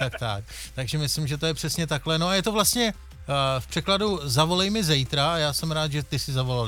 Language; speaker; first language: Czech; native; Czech